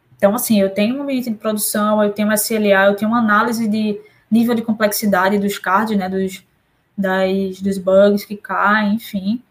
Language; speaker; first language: Portuguese; native; Portuguese